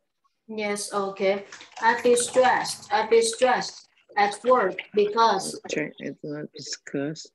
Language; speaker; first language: English; non-native, fluent; Vietnamese